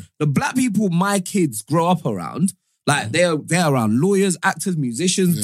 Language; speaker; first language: English; non-native, local second language; Yoruba